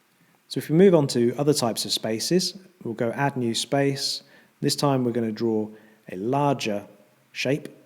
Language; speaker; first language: English; native; English